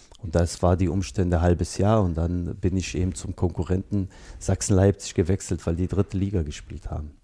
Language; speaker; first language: German; early bilingual, other home language; Bosnian